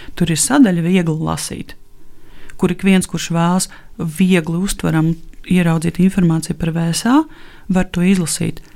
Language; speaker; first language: Latvian; native; Latvian